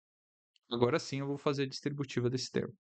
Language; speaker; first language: Portuguese; native; Portuguese